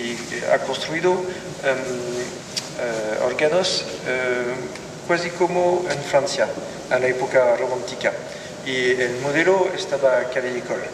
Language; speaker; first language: Spanish; non-native, learner; French